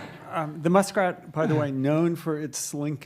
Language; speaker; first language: English; native; English